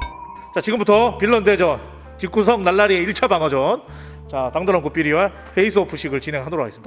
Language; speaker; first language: Korean; native; Korean